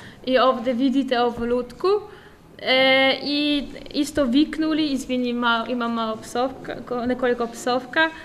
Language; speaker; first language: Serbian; non-native, fluent; Polish